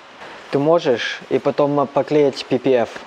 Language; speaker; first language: Russian; non-native, learner; Cantonese